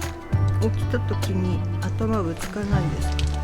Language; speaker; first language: Japanese; native; Japanese